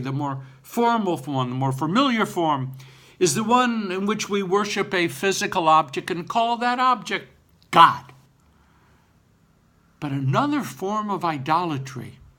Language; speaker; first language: English; native; English